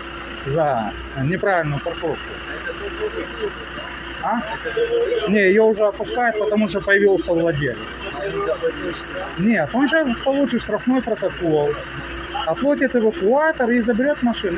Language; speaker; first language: Russian; native; Russian